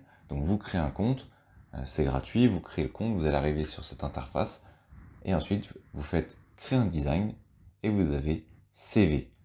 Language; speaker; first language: French; native; French